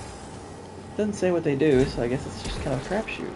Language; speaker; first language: English; native; English